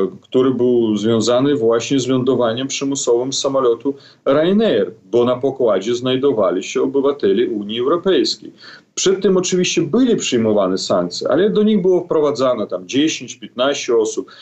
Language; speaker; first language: Polish; non-native, fluent; Belarusian